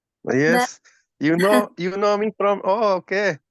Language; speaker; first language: English; non-native, learner; Slovak